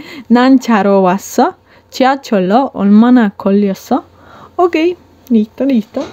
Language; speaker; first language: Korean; non-native, learner; Spanish